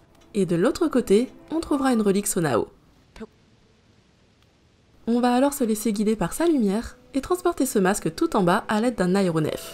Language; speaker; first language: French; native; French